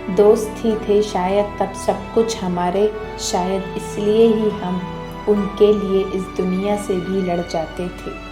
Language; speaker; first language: Hindi; native; Hindi